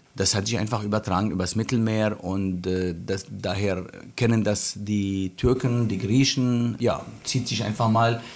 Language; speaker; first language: German; non-native, fluent; Arabic